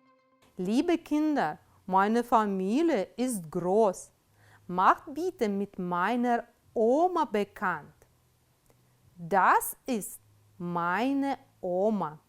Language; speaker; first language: German; non-native, fluent; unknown